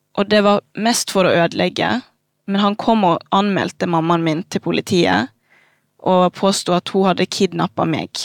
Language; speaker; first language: Norwegian; early bilingual, other home language; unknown